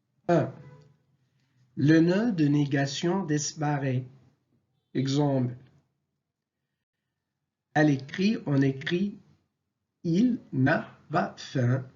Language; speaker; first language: French; non-native, local second language; Arabic